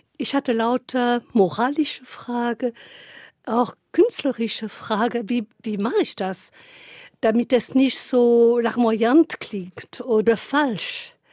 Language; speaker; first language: German; non-native, fluent; French